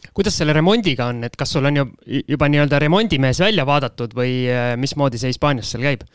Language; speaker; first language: Estonian; native; Estonian